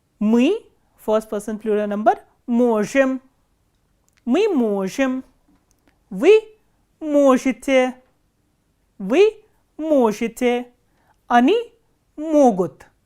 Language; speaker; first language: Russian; non-native, fluent; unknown